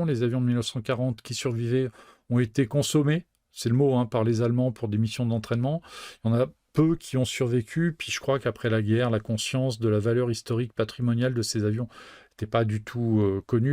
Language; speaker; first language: French; native; French